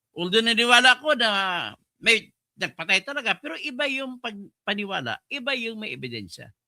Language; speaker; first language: Filipino; non-native, local second language; Hiligaynon